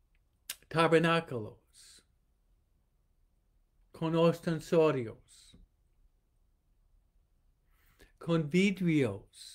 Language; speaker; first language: Spanish; non-native, fluent; English